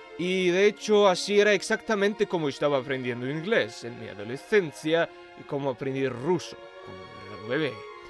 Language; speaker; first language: Spanish; non-native, fluent; Russian